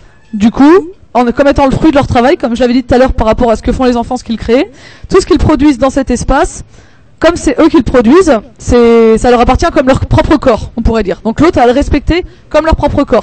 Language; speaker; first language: French; native; French